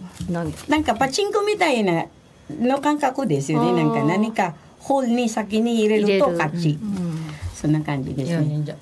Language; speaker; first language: Japanese; non-native, fluent; Filipino